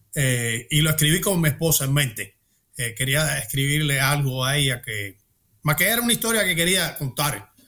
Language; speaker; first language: Spanish; early bilingual, heritage; Spanish